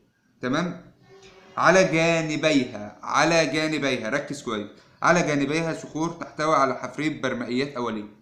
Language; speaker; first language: Arabic; native; Arabic